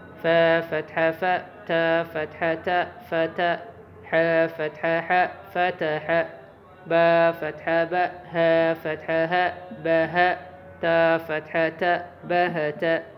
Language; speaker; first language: Arabic; non-native, local second language; Somali